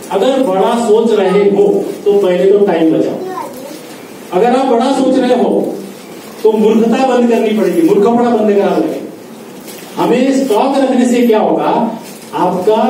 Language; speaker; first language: Hindi; non-native, local second language; Marathi